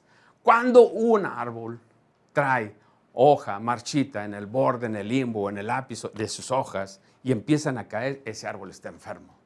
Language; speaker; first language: Spanish; native; Spanish